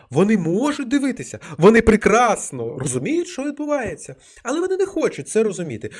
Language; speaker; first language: Ukrainian; non-native, local second language; Russian